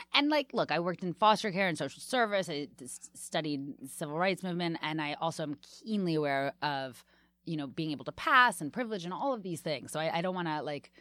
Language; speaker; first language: English; native; English